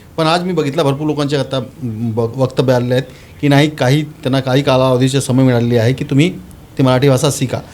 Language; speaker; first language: Marathi; non-native, local second language; Hindi